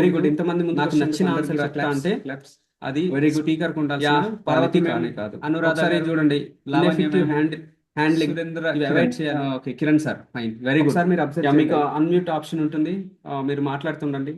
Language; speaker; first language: Telugu; native; Telugu